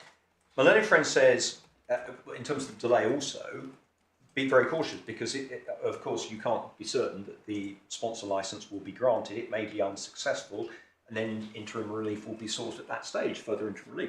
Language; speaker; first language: English; native; English